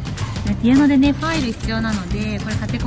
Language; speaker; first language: Japanese; native; Japanese